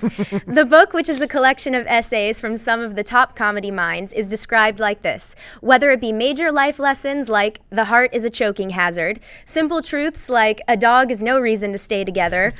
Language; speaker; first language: English; native; English